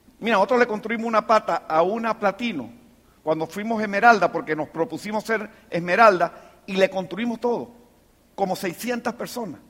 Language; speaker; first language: Spanish; native; Spanish